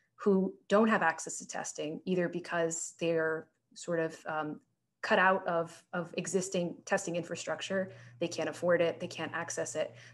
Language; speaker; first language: English; native; English